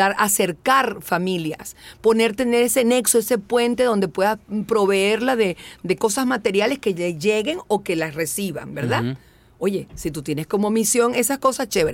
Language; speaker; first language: Spanish; native; Spanish